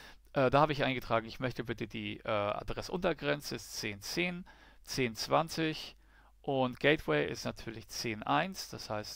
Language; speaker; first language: German; native; German